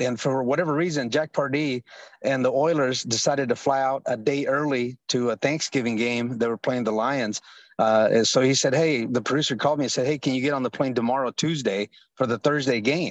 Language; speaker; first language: English; early bilingual, other home language; Spanish